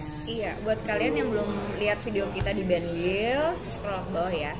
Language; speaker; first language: Indonesian; native; Indonesian